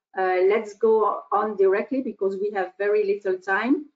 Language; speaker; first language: English; non-native, fluent; French